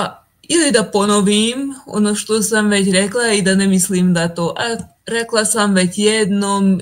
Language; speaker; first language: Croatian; non-native, local second language; Hungarian